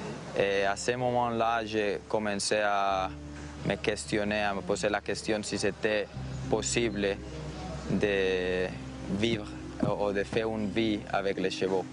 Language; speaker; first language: French; non-native, fluent; Spanish